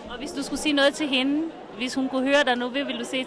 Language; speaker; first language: Danish; native; Danish